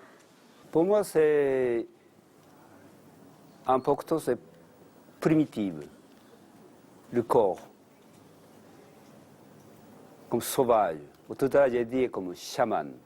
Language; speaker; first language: French; non-native, learner; Japanese